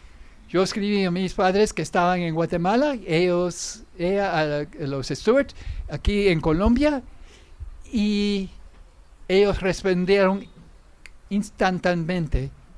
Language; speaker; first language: Spanish; non-native, fluent; English